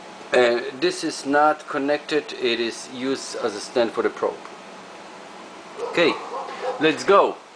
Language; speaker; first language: English; non-native, fluent; Polish